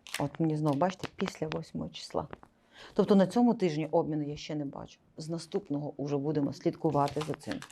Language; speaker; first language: Ukrainian; non-native, local second language; Russian